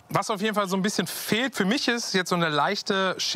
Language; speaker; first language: German; native; German